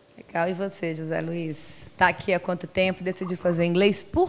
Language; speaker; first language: Portuguese; native; Portuguese